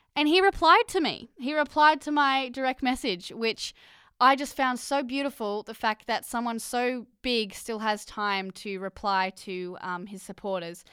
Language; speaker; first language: English; native; English